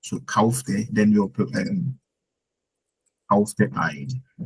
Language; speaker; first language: German; non-native, learner; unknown